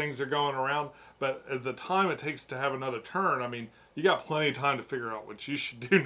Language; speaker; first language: English; native; English